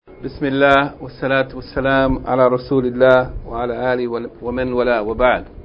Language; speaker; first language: Arabic; non-native, fluent; English